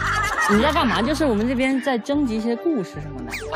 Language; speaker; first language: Chinese; native; Chinese